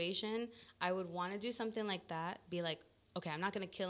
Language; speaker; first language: English; early bilingual, other home language; Spanish